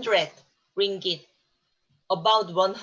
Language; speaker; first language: English; non-native, learner; Korean